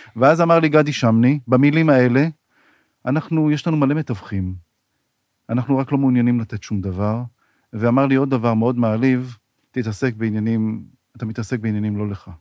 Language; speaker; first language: Hebrew; native; Hebrew